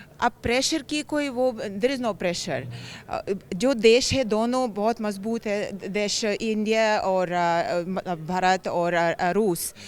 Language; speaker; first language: Hindi; non-native, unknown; Russian